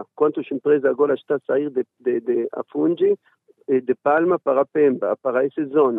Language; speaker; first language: Portuguese; non-native, learner; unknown